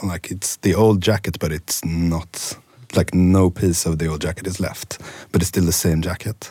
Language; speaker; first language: English; non-native, fluent; Swedish